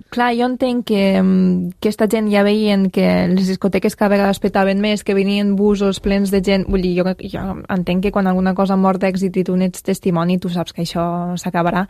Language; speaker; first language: Catalan; native; Catalan